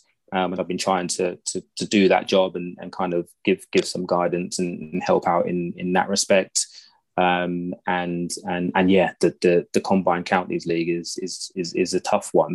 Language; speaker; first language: English; native; English